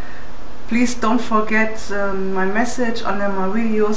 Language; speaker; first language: English; non-native, learner; German